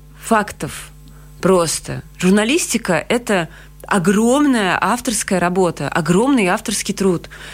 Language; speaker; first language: Russian; native; Russian